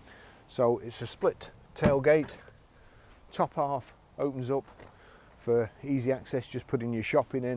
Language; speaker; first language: English; native; English